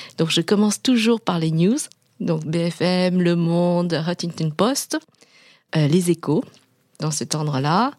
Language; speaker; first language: French; early bilingual, other home language; Vietnamese